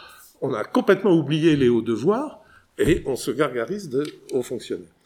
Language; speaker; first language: French; native; French